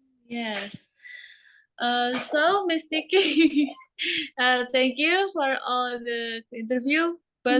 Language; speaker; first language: English; non-native, learner; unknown